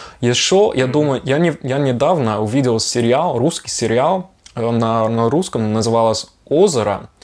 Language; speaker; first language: Russian; non-native, fluent; Dutch